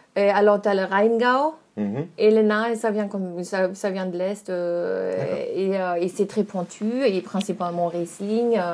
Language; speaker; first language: French; non-native, fluent; German